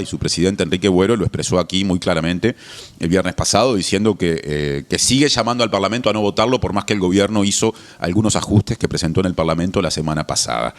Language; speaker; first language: Spanish; native; Spanish